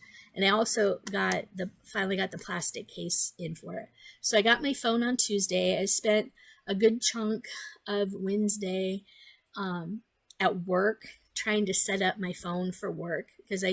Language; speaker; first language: English; native; English